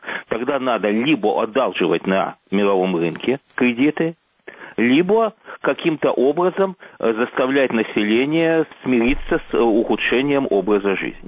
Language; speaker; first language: Russian; native; Russian